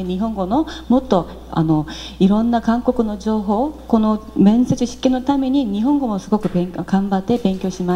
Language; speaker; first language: Japanese; non-native, fluent; Korean